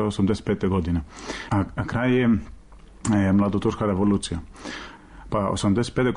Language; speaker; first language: Serbian; non-native, fluent; Greek